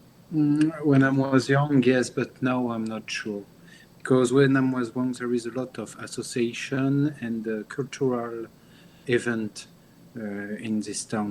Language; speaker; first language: English; non-native, learner; French